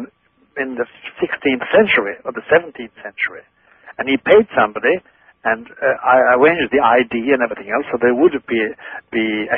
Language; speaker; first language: English; non-native, local second language; Irish